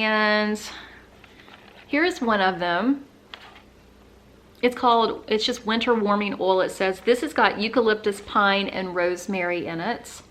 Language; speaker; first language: English; native; English